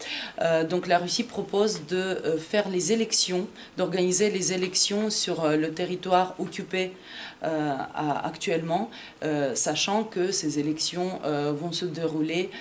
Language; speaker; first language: French; non-native, fluent; Ukrainian